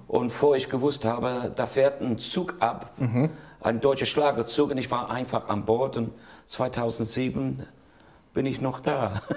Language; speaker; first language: German; non-native, fluent; English